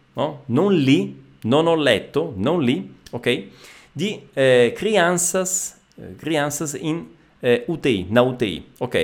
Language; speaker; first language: Portuguese; non-native, fluent; Italian